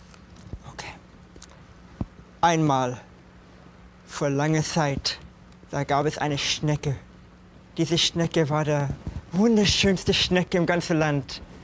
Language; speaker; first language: German; non-native, fluent; English